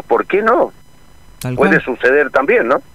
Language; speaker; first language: Spanish; native; Spanish